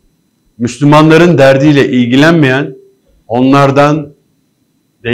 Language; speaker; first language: Turkish; native; Turkish